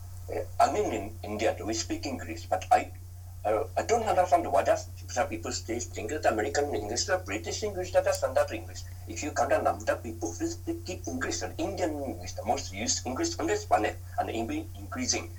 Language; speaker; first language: English; non-native, fluent; Japanese